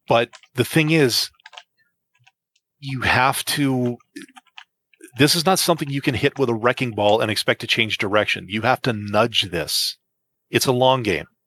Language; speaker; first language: English; native; English